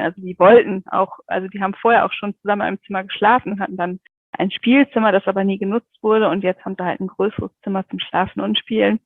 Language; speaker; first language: German; native; German